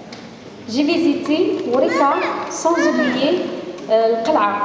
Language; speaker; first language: French; non-native, learner; Arabic